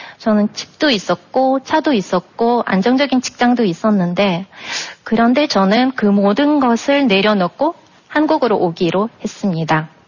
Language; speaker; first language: Korean; non-native, fluent; Russian